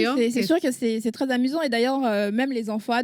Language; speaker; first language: French; native; French